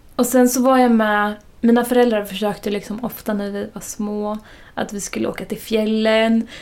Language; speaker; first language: Swedish; native; Swedish